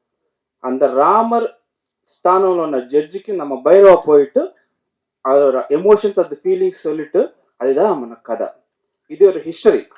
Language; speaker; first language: Tamil; non-native, learner; Telugu